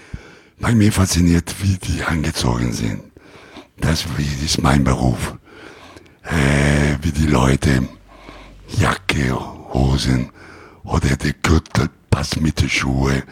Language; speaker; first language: German; non-native, learner; Italian